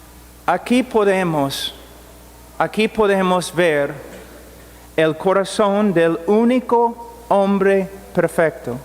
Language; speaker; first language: Spanish; non-native, fluent; English